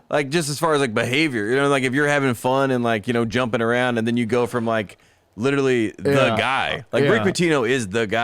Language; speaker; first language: English; native; English